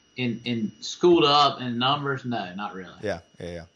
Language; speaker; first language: English; native; English